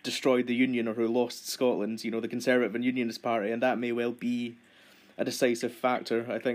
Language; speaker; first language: English; native; English